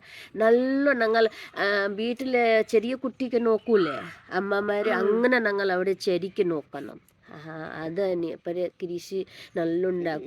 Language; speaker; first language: Malayalam; non-native, learner; Hindi